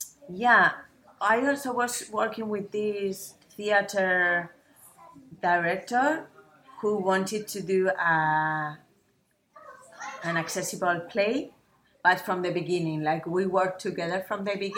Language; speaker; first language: English; non-native, fluent; Spanish